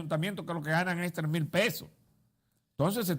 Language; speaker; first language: Spanish; native; Spanish